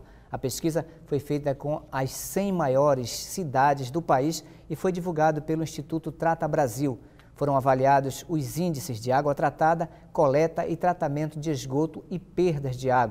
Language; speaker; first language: Portuguese; native; Portuguese